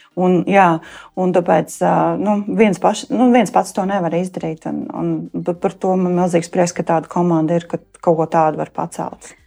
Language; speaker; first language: Latvian; native; Latvian